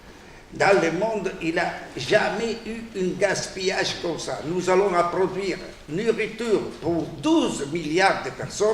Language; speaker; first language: French; non-native, fluent; Italian